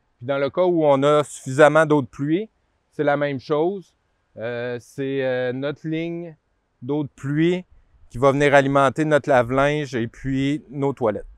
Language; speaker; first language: French; native; French